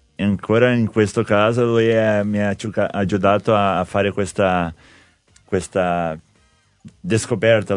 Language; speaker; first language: Italian; non-native, learner; Portuguese